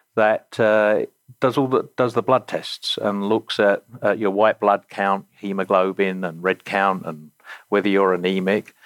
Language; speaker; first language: English; native; English